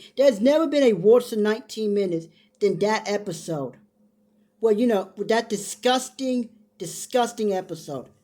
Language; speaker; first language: English; native; English